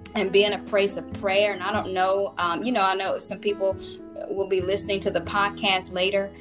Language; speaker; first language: English; native; English